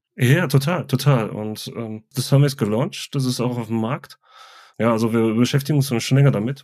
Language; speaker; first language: German; native; German